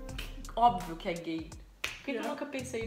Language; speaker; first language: Portuguese; native; Portuguese